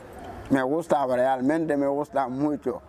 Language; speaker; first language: Spanish; non-native, learner; Wolof